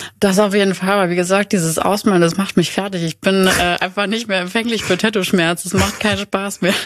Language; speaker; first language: German; native; German